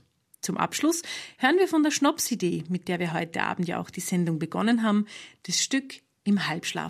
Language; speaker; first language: German; native; German